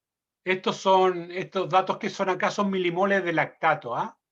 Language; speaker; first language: Spanish; native; Spanish